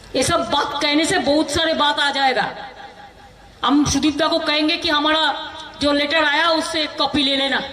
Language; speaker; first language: Hindi; non-native, local second language; Bangla